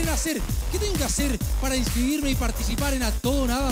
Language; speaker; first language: Spanish; native; Spanish